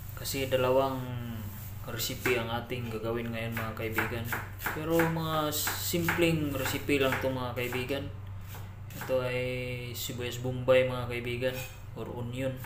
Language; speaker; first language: Filipino; non-native, local second language; Cebuano